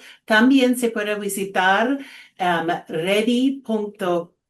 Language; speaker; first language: Spanish; non-native, fluent; English